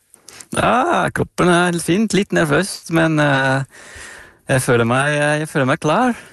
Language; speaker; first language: Norwegian; non-native, learner; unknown